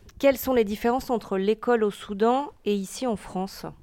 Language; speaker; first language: French; native; French